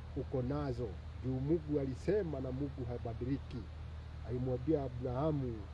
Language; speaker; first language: Swahili; non-native, local second language; Kikuyu